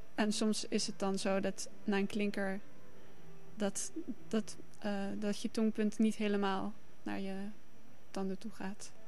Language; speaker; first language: Dutch; native; Dutch